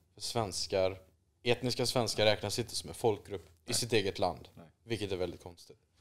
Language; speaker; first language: Swedish; native; Swedish